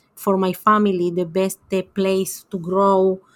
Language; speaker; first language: English; non-native, fluent; Spanish